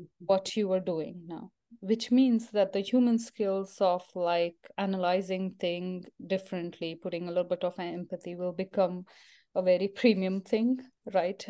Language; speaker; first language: English; non-native, local second language; Marathi